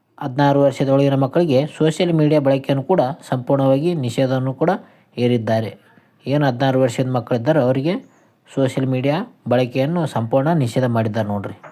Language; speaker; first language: Kannada; native; Kannada